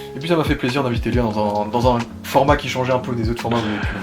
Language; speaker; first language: French; native; French